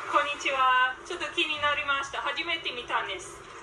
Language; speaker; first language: Japanese; non-native, learner; English